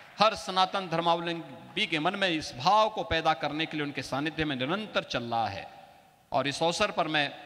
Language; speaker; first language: Hindi; native; Hindi